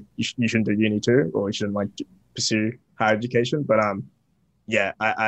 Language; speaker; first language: English; native; English